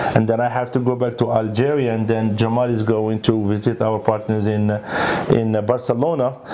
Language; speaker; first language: English; early bilingual, other home language; Arabic